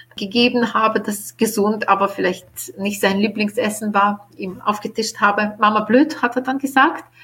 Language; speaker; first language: German; non-native, fluent; Ukrainian